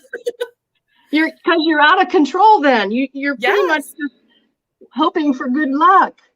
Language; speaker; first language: English; native; English